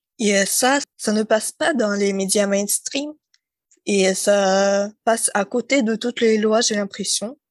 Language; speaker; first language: French; non-native, fluent; Russian